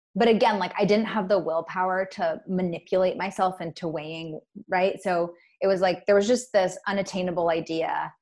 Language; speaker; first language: English; native; English